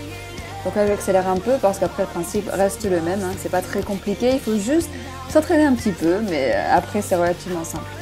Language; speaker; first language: French; native; French